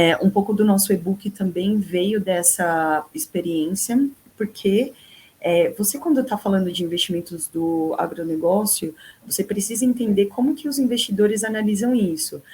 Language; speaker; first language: Portuguese; native; Portuguese